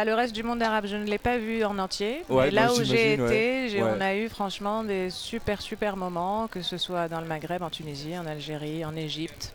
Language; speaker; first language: French; non-native, local second language; Arabic